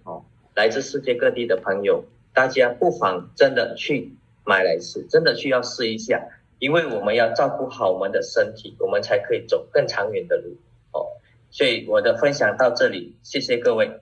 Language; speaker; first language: Chinese; early bilingual, heritage; Chinese